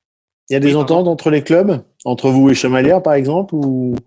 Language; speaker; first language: French; native; French